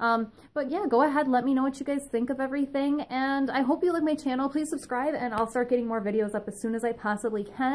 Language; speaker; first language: English; native; English